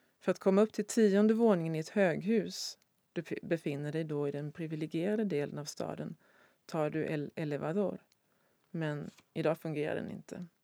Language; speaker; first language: Swedish; native; Swedish